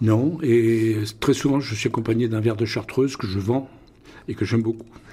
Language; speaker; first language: French; non-native, local second language; Russian